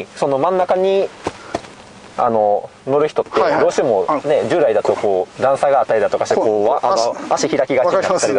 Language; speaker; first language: Japanese; native; Japanese